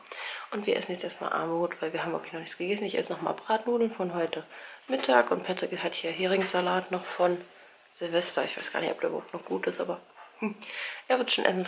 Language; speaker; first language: German; native; German